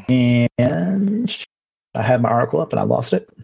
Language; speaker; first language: English; native; English